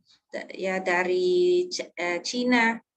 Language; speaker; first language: Indonesian; non-native, learner; Dutch